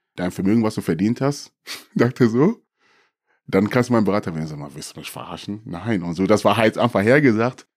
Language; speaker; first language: German; early bilingual, other home language; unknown